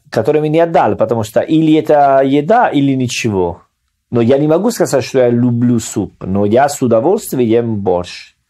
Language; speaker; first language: Russian; non-native, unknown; Italian